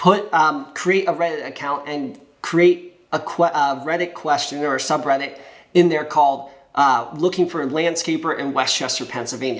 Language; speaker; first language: English; native; English